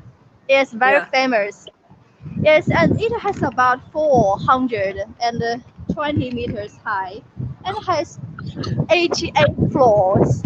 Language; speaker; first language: English; non-native, fluent; Chinese